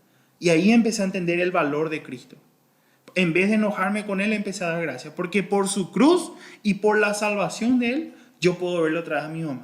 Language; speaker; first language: Spanish; native; Spanish